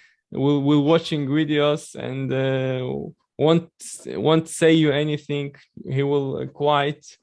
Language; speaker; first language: English; non-native, learner; Chechen